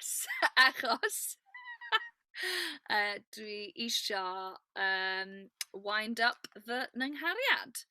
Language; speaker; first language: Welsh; non-native, learner; English